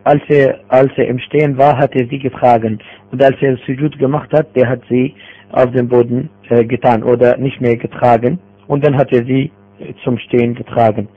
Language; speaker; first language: German; non-native, fluent; Arabic